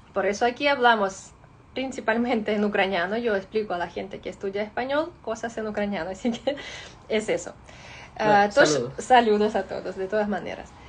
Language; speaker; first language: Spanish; non-native, fluent; Ukrainian